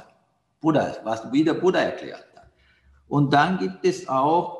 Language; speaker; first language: German; non-native, learner; Sinhala